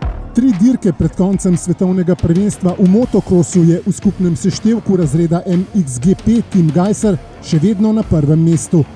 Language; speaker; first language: Slovenian; native; Slovenian